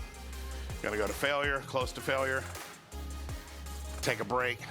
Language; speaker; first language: English; native; English